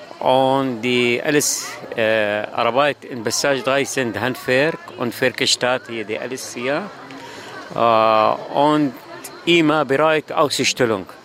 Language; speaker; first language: German; non-native, learner; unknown